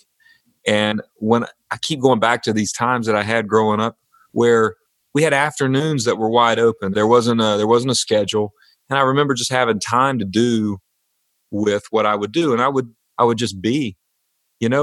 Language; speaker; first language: English; native; English